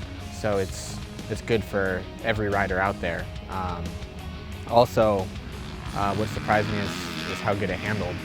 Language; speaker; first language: English; native; English